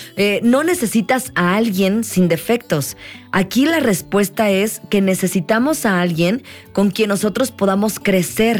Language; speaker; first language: Spanish; native; Spanish